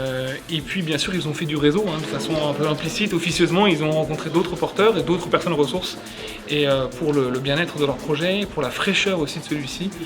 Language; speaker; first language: French; native; French